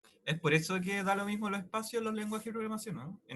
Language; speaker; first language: Spanish; native; Spanish